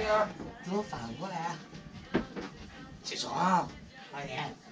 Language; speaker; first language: Chinese; native; Chinese